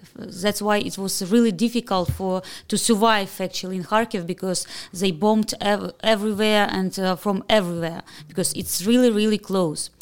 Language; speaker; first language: English; non-native, fluent; Ukrainian